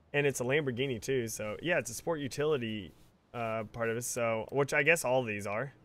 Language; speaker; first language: English; native; English